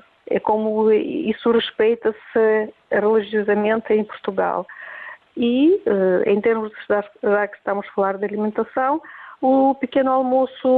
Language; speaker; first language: Portuguese; non-native, fluent; Russian